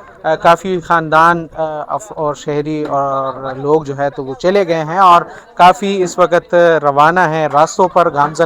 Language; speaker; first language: Urdu; native; Urdu